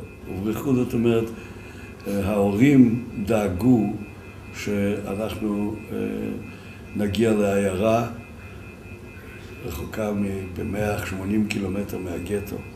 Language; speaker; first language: Hebrew; non-native, fluent; Yiddish